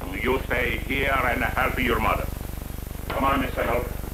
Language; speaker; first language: English; non-native, fluent; Italian